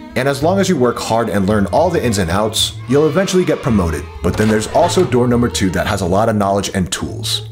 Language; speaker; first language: English; native; English